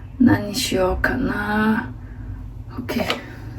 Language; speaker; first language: Japanese; non-native, fluent; Mongolian